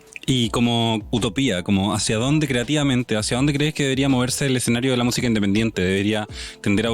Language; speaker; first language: Spanish; native; Spanish